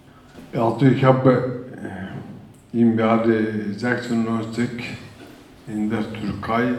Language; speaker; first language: German; non-native, fluent; Turkish